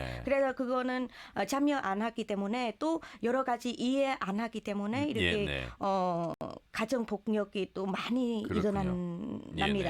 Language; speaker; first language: Korean; non-native, learner; Vietnamese